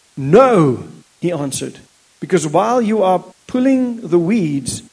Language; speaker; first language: English; non-native, local second language; Afrikaans